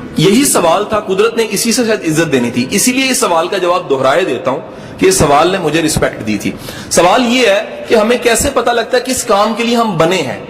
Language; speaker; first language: Urdu; non-native, local second language; Punjabi